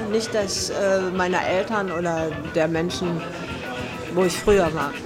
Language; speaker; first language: German; native; German